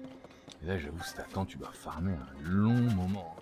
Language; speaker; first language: French; native; French